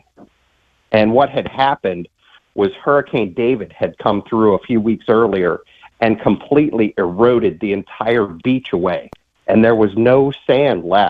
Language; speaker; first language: English; native; English